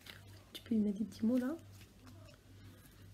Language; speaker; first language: French; native; French